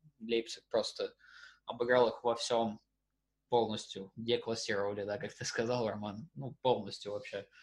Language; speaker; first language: Russian; native; Russian